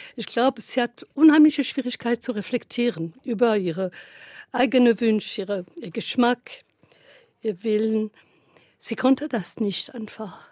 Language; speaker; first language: German; non-native, fluent; French